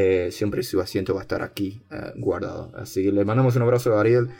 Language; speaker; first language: Spanish; non-native, fluent; English